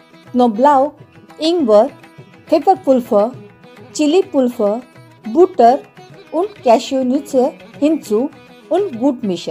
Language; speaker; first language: German; non-native, learner; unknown